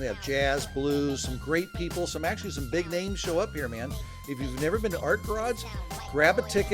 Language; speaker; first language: English; native; English